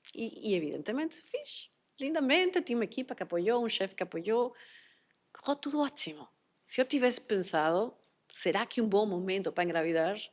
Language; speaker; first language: Portuguese; non-native, fluent; Spanish